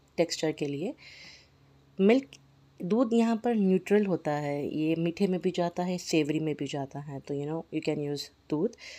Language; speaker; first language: Hindi; non-native, local second language; Urdu